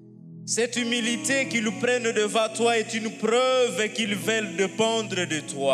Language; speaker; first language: French; non-native, local second language; Swahili